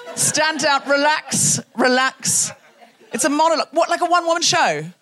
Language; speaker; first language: English; native; English